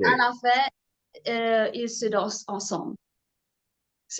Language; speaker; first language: French; non-native, learner; Morisyen